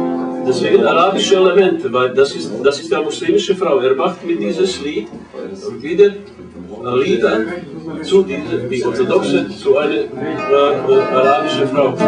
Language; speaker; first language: German; non-native, learner; Croatian